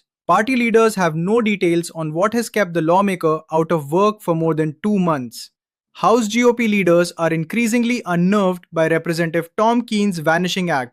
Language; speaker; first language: English; native; English